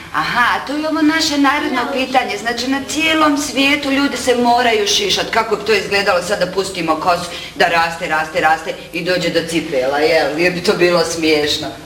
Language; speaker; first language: Bosnian; native; Bosnian